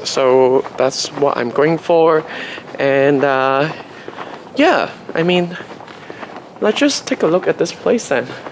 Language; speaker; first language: English; non-native, local second language; Cantonese